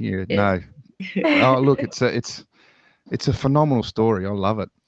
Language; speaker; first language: English; native; English